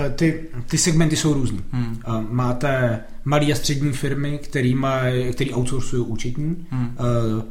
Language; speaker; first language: Czech; native; Czech